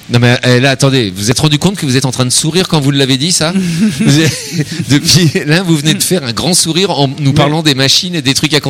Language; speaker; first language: French; native; French